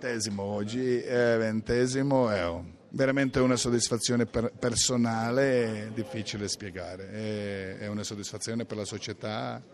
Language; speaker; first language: Italian; non-native, fluent; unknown